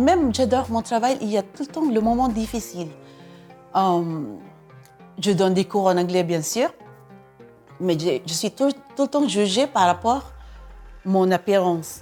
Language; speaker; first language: French; non-native, fluent; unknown